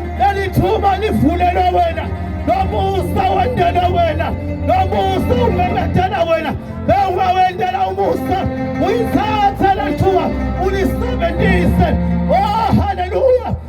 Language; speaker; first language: Zulu; non-native, local second language; Swati